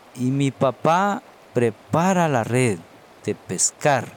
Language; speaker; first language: Spanish; native; Spanish